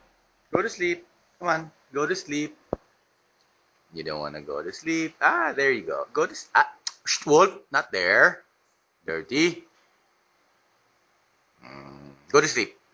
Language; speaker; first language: English; non-native, local second language; Filipino